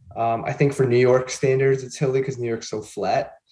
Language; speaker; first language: English; native; English